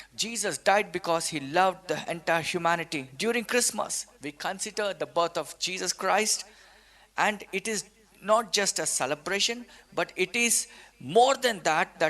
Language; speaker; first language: English; non-native, local second language; Telugu